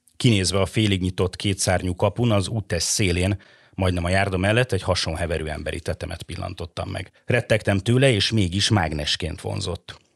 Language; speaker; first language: Hungarian; native; Hungarian